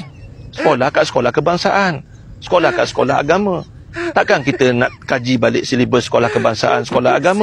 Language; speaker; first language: Malay; native; Malay